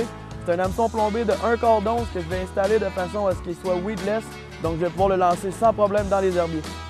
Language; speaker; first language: French; native; French